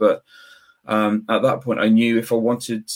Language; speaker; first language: English; native; English